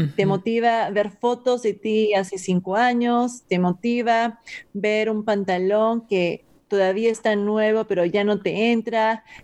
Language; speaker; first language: Spanish; native; Spanish